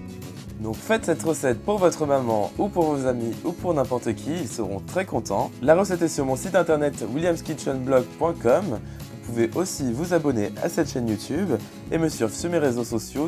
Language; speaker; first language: French; native; French